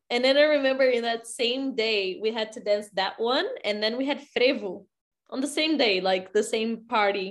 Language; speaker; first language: English; non-native, fluent; Portuguese